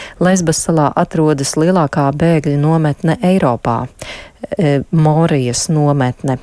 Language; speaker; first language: Latvian; native; Latvian